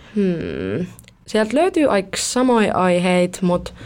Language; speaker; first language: Finnish; early bilingual, other home language; Italian